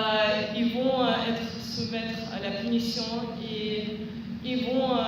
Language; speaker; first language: French; non-native, fluent; Russian